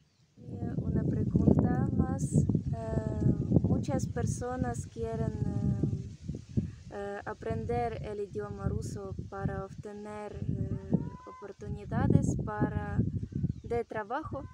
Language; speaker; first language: Spanish; non-native, learner; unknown